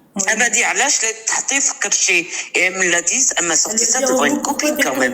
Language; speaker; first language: French; native; French